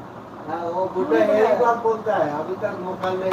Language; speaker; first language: Hindi; non-native, local second language; Santali